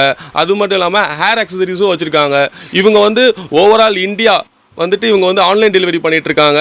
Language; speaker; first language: Tamil; native; Tamil